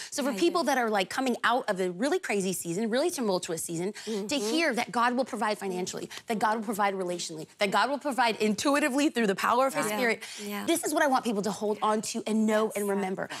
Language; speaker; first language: English; native; English